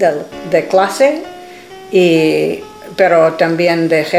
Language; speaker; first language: Spanish; non-native, fluent; English